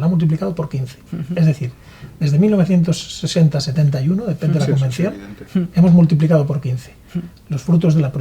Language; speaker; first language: Spanish; native; Spanish